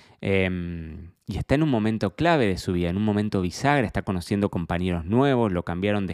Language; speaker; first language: Spanish; native; Spanish